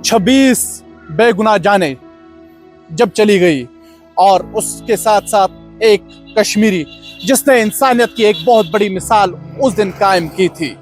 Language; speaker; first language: Hindi; native; Hindi